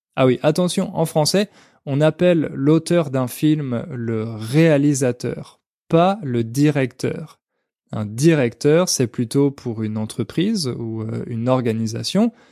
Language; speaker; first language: French; native; French